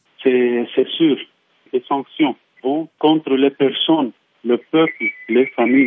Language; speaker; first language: French; non-native, fluent; Arabic